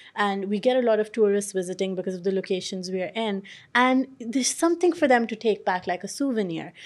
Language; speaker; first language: English; non-native, local second language; Urdu